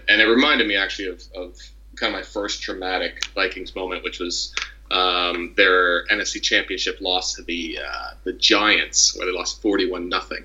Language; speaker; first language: English; native; English